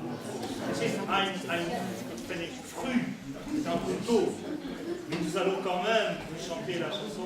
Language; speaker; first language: French; non-native, fluent; German